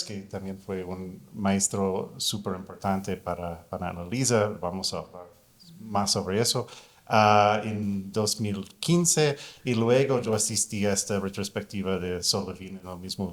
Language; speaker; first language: Spanish; non-native, fluent; English